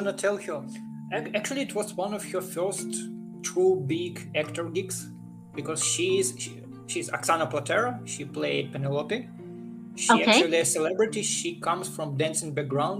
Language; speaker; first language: English; non-native, fluent; Ukrainian